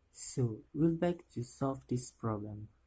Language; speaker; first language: English; non-native, local second language; Malay